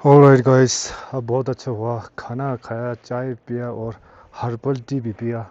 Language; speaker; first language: Hindi; non-native, local second language; Tibetan